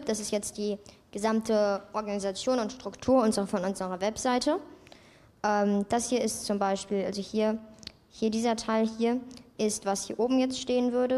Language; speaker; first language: German; native; German